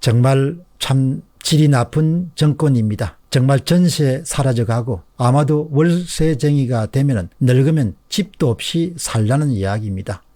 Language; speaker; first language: Korean; native; Korean